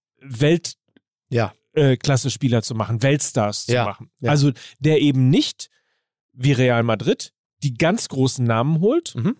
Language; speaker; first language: German; native; German